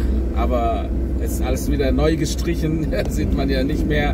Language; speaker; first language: German; non-native, learner; Indonesian